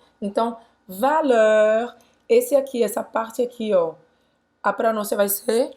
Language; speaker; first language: Portuguese; native; Portuguese